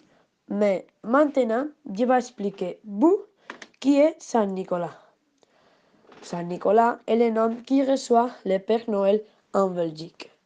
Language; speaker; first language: French; non-native, learner; Spanish